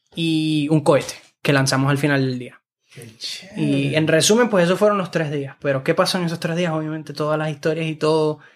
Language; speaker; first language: Spanish; native; Spanish